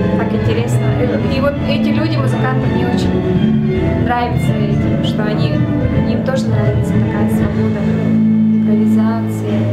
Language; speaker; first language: Russian; non-native, local second language; Yakut